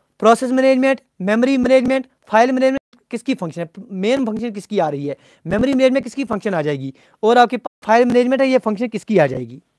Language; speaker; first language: Hindi; non-native, local second language; Punjabi